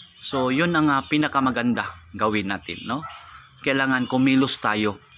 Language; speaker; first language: Filipino; non-native, local second language; Cebuano